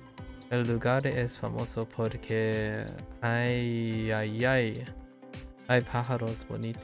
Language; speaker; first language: Spanish; non-native, learner; English